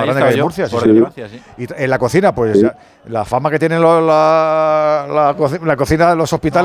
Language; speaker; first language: Spanish; native; Spanish